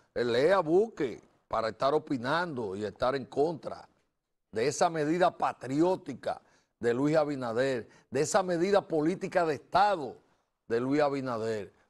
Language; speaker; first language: Spanish; native; Spanish